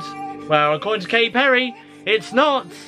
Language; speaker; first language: English; native; English